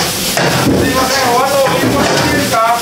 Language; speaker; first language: Japanese; native; Japanese